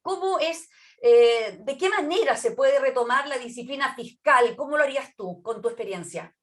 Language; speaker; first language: Spanish; native; Spanish